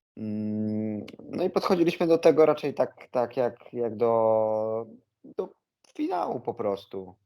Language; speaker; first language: Polish; native; Polish